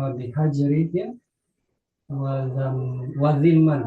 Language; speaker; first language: Arabic; non-native, learner; Indonesian